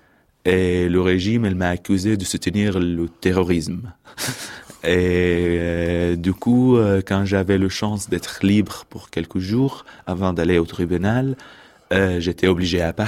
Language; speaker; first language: French; non-native, fluent; Arabic